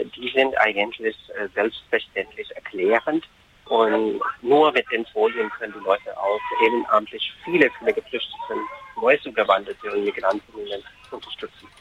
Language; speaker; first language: German; non-native, fluent; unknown